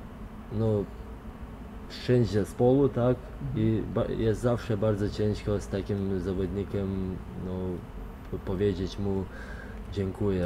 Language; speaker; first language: Polish; non-native, fluent; Lithuanian